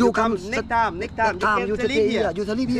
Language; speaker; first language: English; non-native, learner; Thai